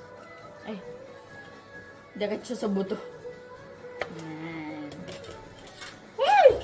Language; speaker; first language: Filipino; native; Filipino